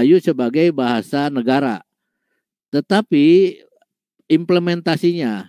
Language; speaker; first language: Indonesian; native; Indonesian